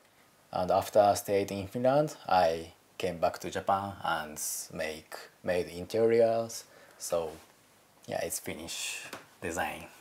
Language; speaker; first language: English; non-native, learner; Japanese